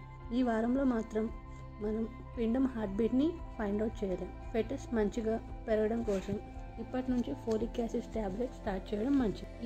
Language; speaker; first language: Telugu; native; Telugu